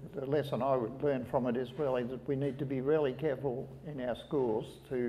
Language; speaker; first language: English; native; English